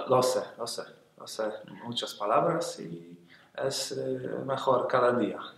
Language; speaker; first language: Spanish; non-native, learner; Polish